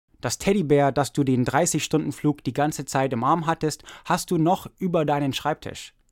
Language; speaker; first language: German; early bilingual, other home language; English